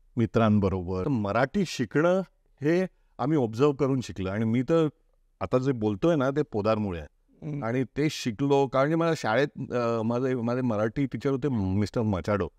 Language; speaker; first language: Marathi; non-native, local second language; Konkani